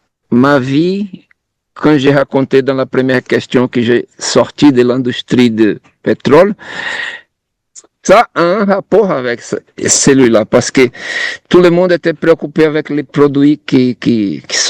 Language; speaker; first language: French; non-native, fluent; Portuguese